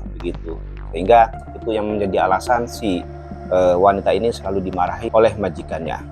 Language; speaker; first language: Indonesian; native; Indonesian